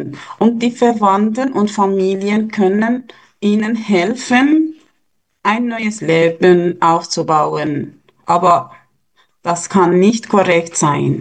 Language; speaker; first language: German; non-native, fluent; Persian